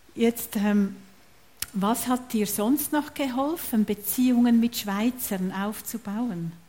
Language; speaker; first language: German; native; German